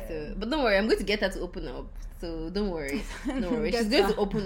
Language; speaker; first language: English; non-native, local second language; Yoruba